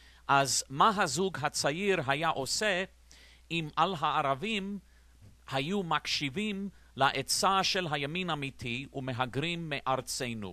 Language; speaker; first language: Hebrew; non-native, fluent; English